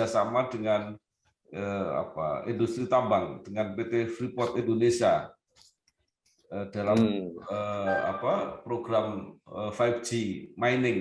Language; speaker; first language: Indonesian; native; Indonesian